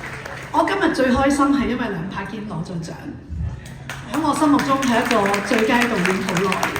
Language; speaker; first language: Cantonese; native; Cantonese